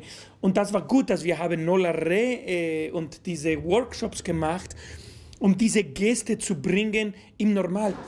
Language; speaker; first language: German; non-native, fluent; Spanish